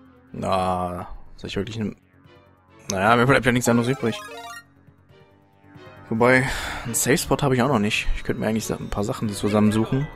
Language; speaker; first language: German; native; German